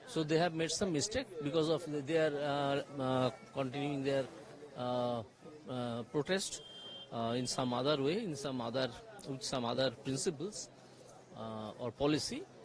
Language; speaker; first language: English; non-native, local second language; Bangla